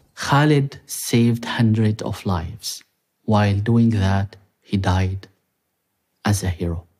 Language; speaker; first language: English; non-native, fluent; Arabic